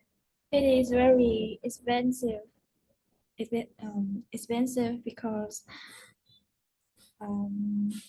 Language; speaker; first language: English; non-native, learner; Vietnamese